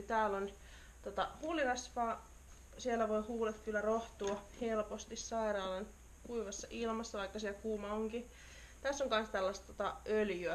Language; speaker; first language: Finnish; native; Finnish